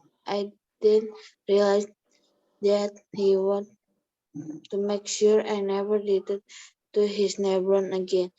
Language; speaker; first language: English; non-native, learner; Indonesian